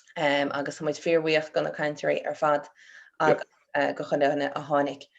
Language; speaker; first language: Irish; native; Irish